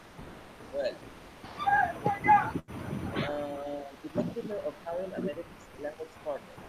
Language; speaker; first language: English; non-native, fluent; Spanish